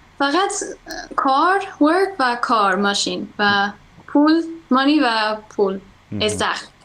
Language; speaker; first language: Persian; non-native, fluent; English